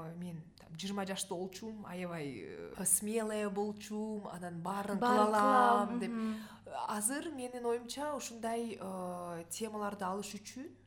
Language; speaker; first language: Kyrgyz; non-native, local second language; Russian